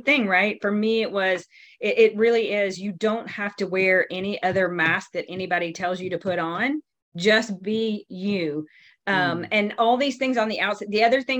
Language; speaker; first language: English; native; English